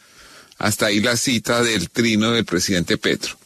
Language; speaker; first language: Spanish; native; Spanish